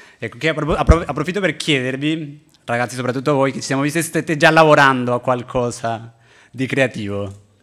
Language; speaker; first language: Italian; non-native, fluent; Spanish